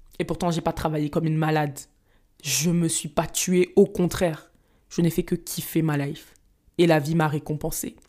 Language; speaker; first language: French; early bilingual, other home language; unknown